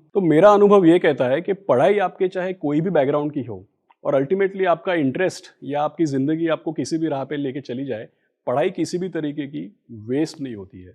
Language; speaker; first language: Hindi; non-native, local second language; Gujarati